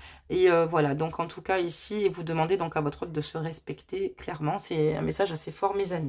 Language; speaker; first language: French; native; French